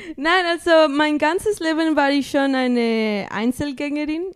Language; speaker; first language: German; non-native, fluent; Spanish